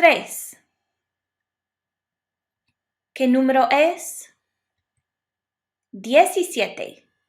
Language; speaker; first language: Spanish; non-native, fluent; English